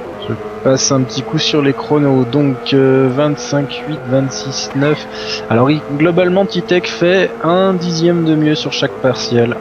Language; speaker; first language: French; native; French